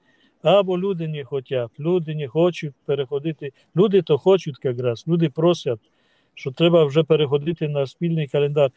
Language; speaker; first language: Ukrainian; non-native, fluent; Polish